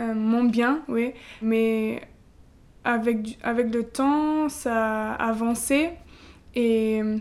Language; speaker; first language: French; non-native, fluent; German